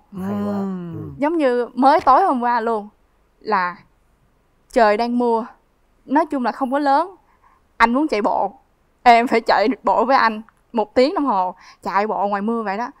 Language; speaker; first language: Vietnamese; native; Vietnamese